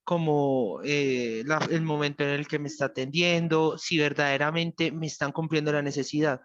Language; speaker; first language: Spanish; native; Spanish